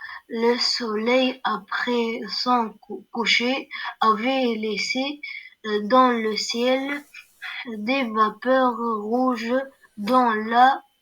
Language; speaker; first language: French; non-native, learner; Arabic